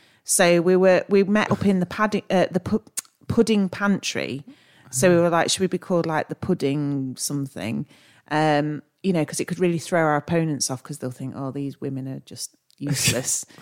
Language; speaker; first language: English; native; English